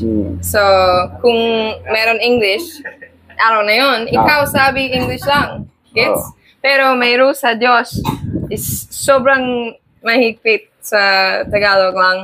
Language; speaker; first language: Filipino; non-native, learner; English